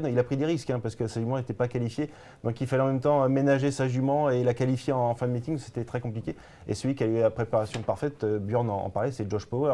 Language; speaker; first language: French; native; French